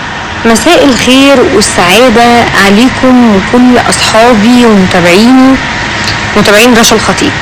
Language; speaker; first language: Arabic; native; Arabic